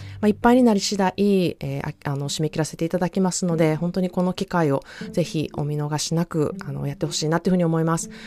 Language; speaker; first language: Japanese; native; Japanese